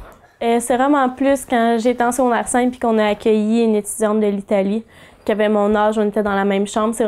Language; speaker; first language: French; native; French